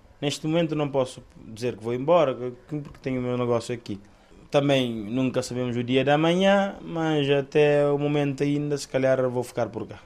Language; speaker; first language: Portuguese; non-native, local second language; Kabuverdianu